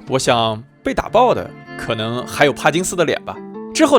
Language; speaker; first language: Chinese; native; Chinese